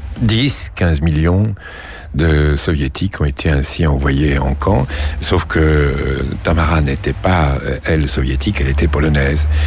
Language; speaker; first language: French; native; French